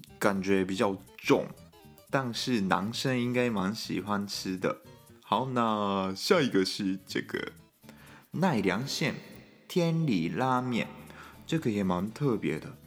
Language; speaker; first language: Chinese; non-native, fluent; Japanese